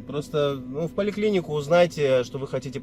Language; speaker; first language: Russian; native; Russian